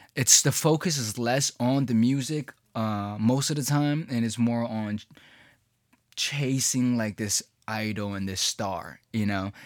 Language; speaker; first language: English; early bilingual, other home language; Chinese